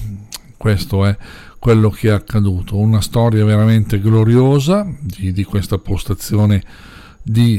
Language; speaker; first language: Italian; native; Italian